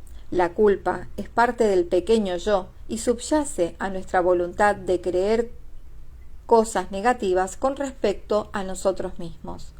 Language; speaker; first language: Spanish; native; Spanish